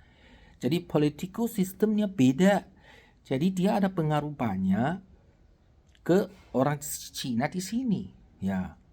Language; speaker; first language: Indonesian; non-native, fluent; Chinese